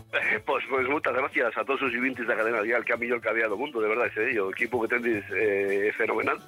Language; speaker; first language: Spanish; non-native, local second language; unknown